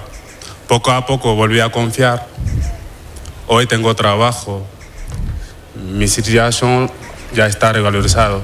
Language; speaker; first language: Spanish; non-native, fluent; Wolof